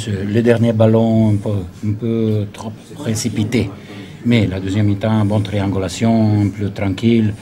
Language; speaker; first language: French; non-native, learner; Italian